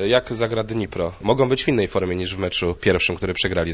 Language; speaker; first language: Polish; native; Polish